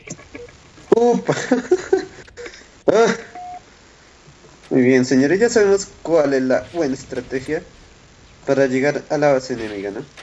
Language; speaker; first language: Spanish; native; Spanish